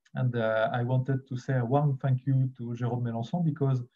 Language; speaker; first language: English; non-native, fluent; French